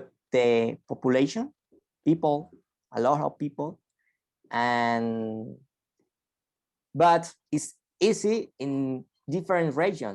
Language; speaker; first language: English; non-native, fluent; Spanish